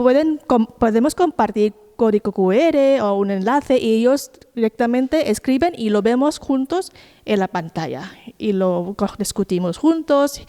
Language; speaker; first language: Spanish; non-native, fluent; Thai